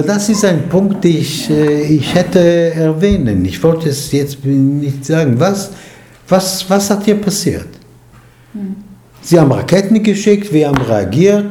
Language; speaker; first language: German; non-native, fluent; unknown